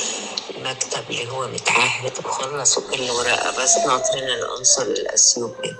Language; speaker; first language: Arabic; native; Arabic